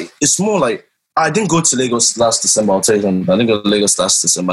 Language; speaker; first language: English; non-native, local second language; Yoruba